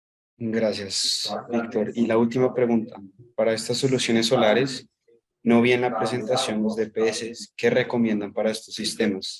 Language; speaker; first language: Spanish; native; Spanish